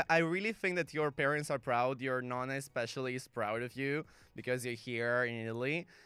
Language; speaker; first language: English; non-native, fluent; Italian